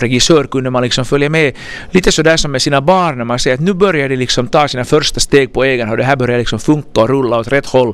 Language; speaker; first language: Swedish; native; Swedish